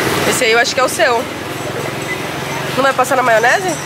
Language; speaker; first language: Portuguese; native; Portuguese